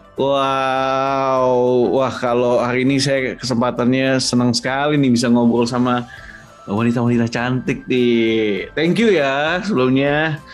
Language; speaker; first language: Indonesian; native; Indonesian